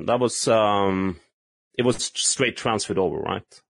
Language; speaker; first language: English; non-native, fluent; Norwegian